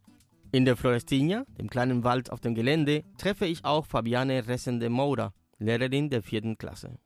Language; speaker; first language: German; native; German